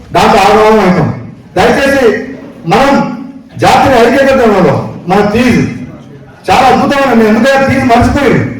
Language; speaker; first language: Telugu; non-native, local second language; Lambadi